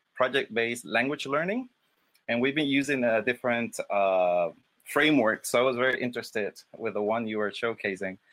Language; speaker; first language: English; non-native, fluent; Spanish